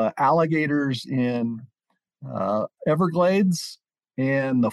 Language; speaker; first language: English; native; English